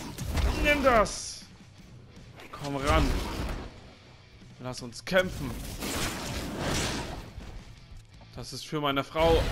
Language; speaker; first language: German; native; German